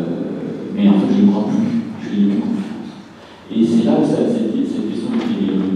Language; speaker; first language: French; native; French